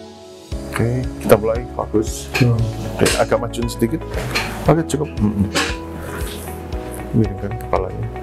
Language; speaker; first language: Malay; non-native, local second language; Javanese